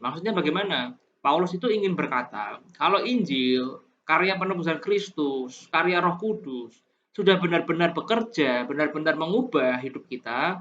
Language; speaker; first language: Indonesian; native; Indonesian